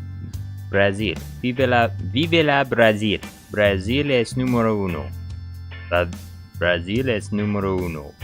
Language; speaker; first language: Spanish; non-native, learner; English